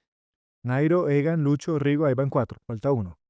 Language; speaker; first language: Spanish; native; Spanish